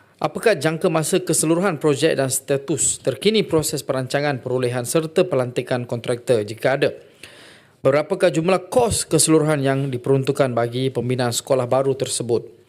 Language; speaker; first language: Malay; non-native, local second language; Tamil